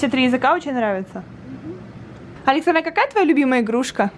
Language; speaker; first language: Russian; native; Russian